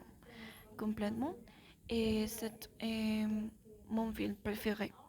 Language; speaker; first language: French; non-native, learner; Spanish